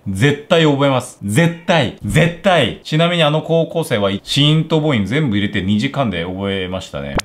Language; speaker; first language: Japanese; non-native, fluent; Korean